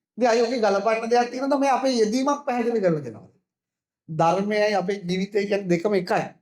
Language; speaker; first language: Sinhala; native; Sinhala